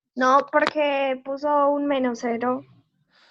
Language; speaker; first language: Spanish; native; Spanish